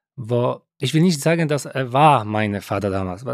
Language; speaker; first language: German; non-native, learner; Polish